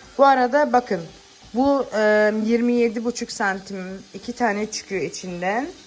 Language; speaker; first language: Turkish; early bilingual, heritage; Turkish